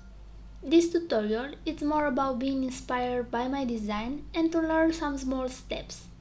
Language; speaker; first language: English; non-native, fluent; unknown